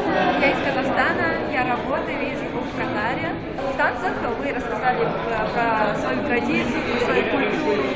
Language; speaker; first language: Russian; non-native, fluent; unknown